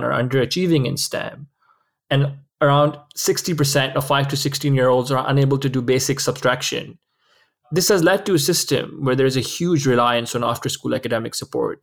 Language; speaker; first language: English; non-native, local second language; Urdu